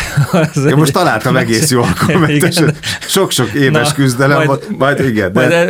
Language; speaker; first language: Hungarian; native; Hungarian